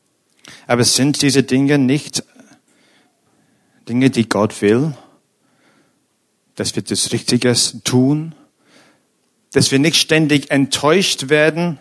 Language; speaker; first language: German; non-native, fluent; English